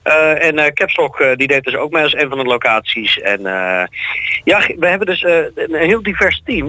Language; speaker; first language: Dutch; native; Dutch